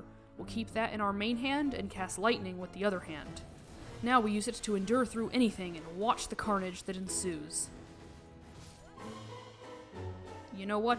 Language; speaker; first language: English; native; English